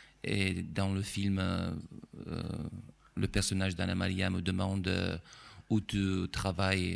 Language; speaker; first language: French; non-native, fluent; Romanian